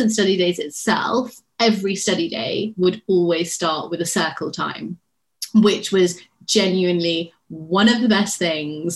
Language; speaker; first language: English; native; English